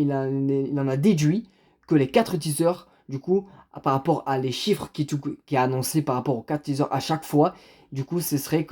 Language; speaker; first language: French; native; French